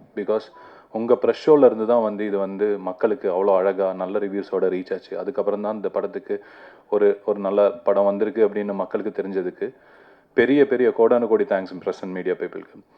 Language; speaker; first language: Tamil; native; Tamil